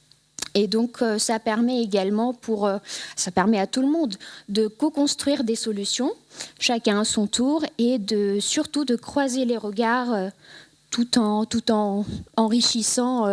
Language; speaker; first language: French; native; French